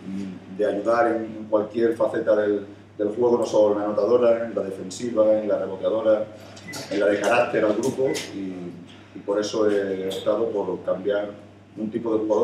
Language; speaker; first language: Spanish; native; Spanish